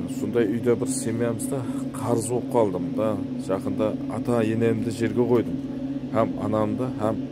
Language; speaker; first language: Uzbek; non-native, local second language; Kara-Kalpak